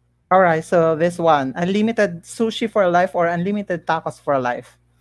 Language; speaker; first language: English; non-native, local second language; Filipino